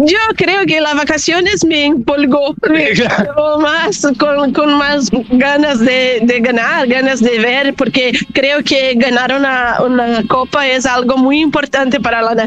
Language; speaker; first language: Spanish; non-native, fluent; Portuguese